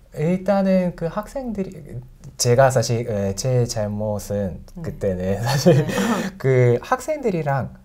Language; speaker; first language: Korean; non-native, learner; Russian